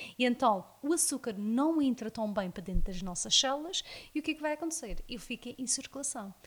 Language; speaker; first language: Portuguese; early bilingual, heritage; Portuguese